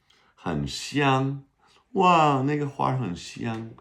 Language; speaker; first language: Chinese; non-native, fluent; English